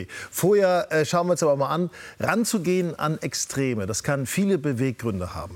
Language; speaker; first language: German; native; German